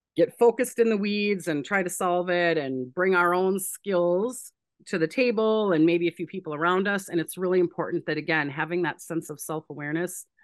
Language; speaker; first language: English; native; English